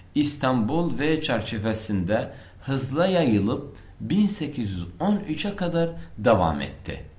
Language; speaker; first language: Turkish; non-native, fluent; Arabic